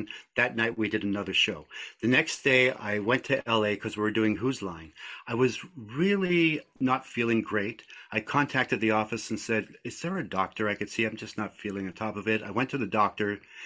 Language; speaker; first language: English; native; English